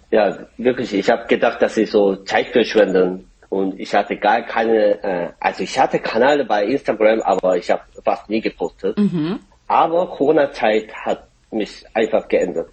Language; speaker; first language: German; non-native, fluent; Korean